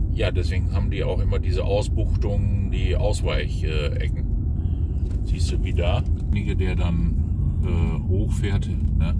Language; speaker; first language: German; native; German